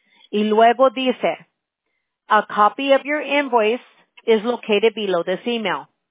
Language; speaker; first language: English; early bilingual, other home language; Spanish